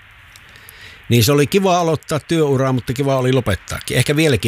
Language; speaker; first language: Finnish; native; Finnish